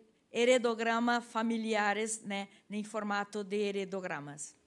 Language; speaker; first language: Italian; non-native, learner; Portuguese